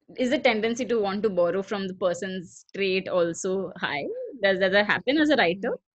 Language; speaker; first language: English; non-native, local second language; Gujarati